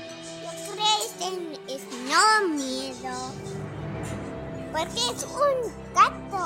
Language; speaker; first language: Spanish; non-native, learner; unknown